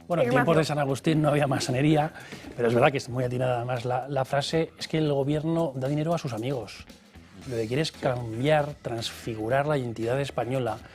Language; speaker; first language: Spanish; native; Spanish